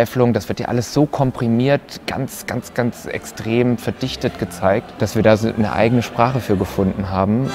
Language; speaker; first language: German; native; German